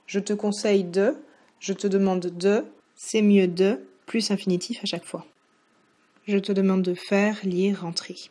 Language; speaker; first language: French; native; French